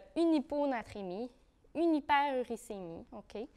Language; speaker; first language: French; native; French